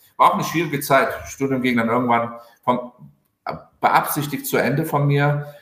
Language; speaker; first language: German; early bilingual, other home language; Turkish